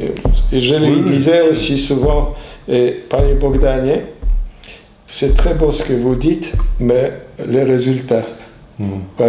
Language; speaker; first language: French; non-native, fluent; Polish